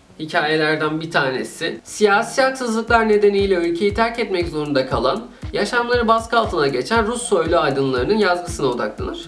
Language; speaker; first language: Turkish; native; Turkish